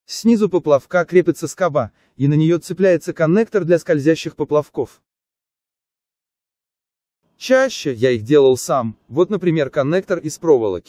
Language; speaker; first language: Russian; native; Russian